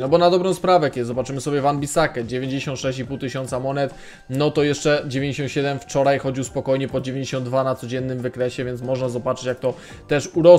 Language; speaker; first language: Polish; native; Polish